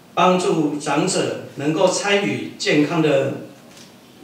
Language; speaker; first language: Chinese; native; Chinese